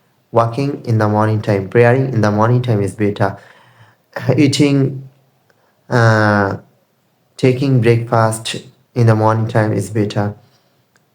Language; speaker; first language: English; non-native, learner; Bangla